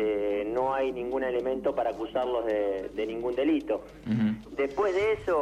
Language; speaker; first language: Spanish; native; Spanish